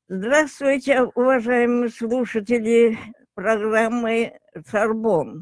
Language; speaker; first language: Russian; non-native, local second language; Tajik